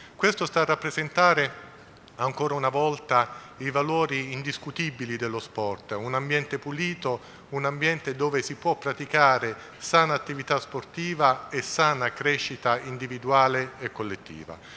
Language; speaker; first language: Italian; native; Italian